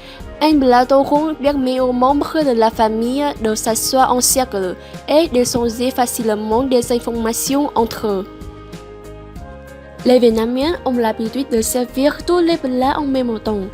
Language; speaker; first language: French; non-native, learner; Vietnamese